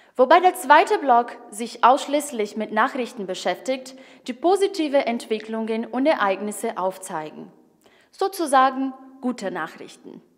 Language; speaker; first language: German; native; German